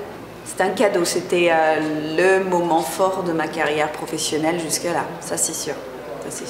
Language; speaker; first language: French; non-native, fluent; English